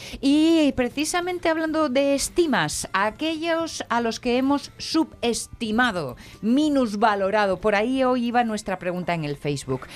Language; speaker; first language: Spanish; native; Spanish